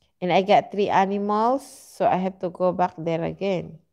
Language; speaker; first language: English; non-native, learner; Filipino